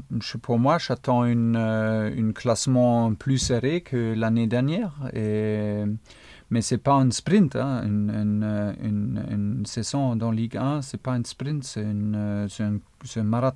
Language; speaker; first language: French; non-native, fluent; German